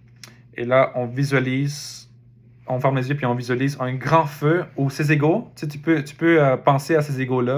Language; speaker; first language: French; native; French